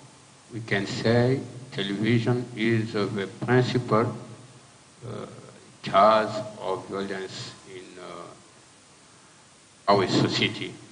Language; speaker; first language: English; non-native, learner; French